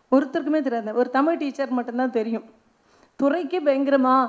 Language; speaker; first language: Tamil; non-native, local second language; Malayalam